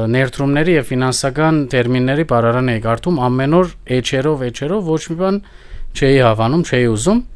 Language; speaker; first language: Armenian; early bilingual, heritage; Armenian